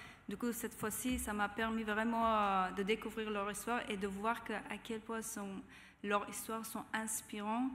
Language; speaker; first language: French; non-native, fluent; Persian